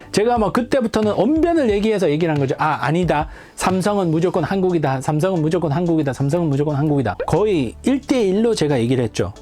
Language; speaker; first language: Korean; native; Korean